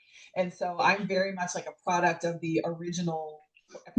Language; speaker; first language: English; native; English